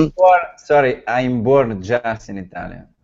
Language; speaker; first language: English; non-native, learner; Italian